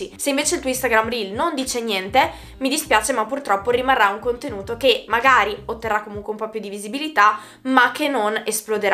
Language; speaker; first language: Italian; native; Italian